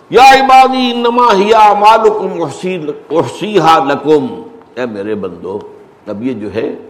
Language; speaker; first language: Urdu; native; Urdu